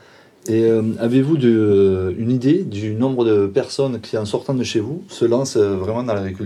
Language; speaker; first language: French; native; French